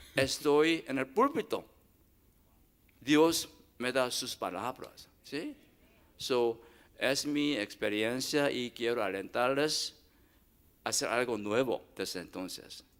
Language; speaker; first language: Spanish; non-native, learner; Korean